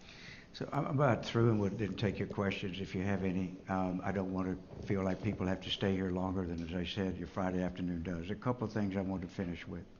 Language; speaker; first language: English; native; English